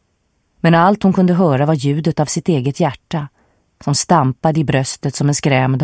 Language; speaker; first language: Swedish; native; Swedish